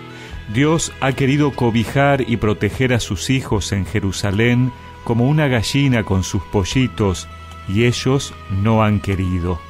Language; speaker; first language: Spanish; native; Spanish